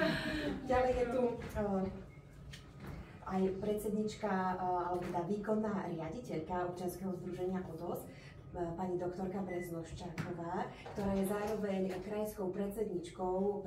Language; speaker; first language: Slovak; native; Slovak